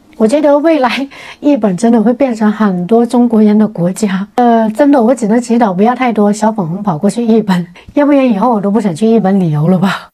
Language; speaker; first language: Chinese; native; Chinese